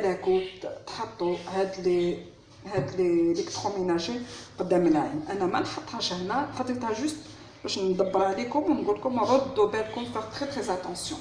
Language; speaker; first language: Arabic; native; Arabic